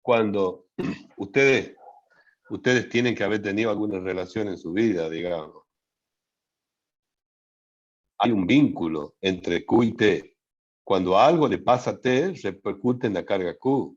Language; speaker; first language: Spanish; native; Spanish